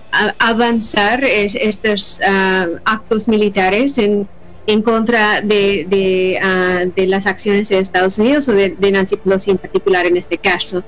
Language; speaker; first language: Spanish; non-native, fluent; English